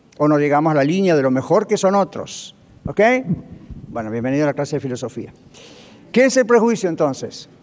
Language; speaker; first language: Spanish; native; Spanish